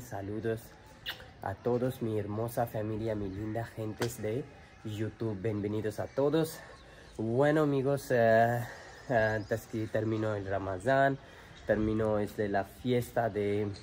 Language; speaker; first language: Spanish; non-native, learner; Urdu